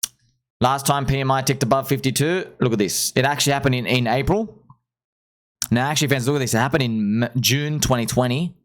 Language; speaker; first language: English; native; English